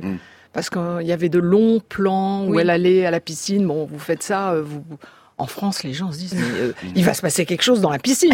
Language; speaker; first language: French; native; French